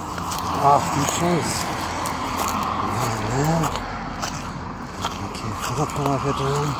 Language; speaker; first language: German; native; German